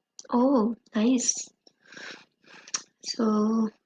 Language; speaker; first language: English; non-native, learner; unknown